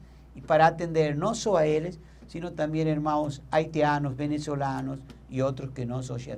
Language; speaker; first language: Portuguese; non-native, learner; Spanish